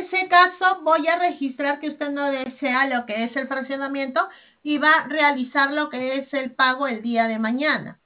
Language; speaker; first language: Spanish; native; Spanish